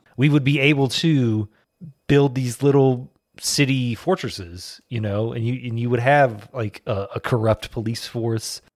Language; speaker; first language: English; native; English